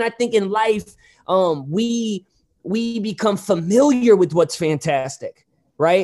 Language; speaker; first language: English; native; English